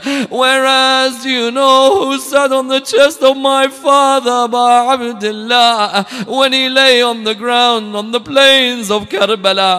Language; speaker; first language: English; native; English